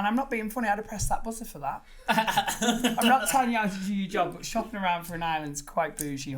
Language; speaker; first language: English; native; English